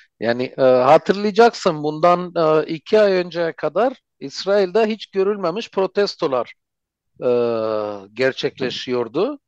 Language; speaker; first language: Turkish; non-native, fluent; Armenian